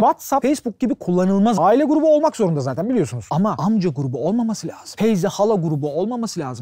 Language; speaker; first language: Turkish; native; Turkish